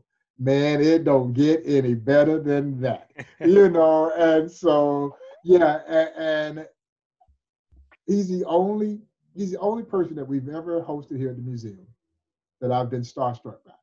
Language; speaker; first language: English; native; English